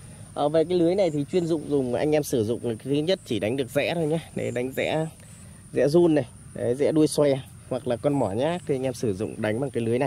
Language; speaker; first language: Vietnamese; native; Vietnamese